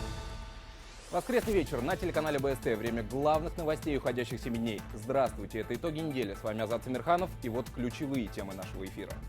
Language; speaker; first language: Russian; native; Russian